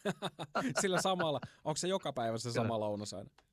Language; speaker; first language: Finnish; native; Finnish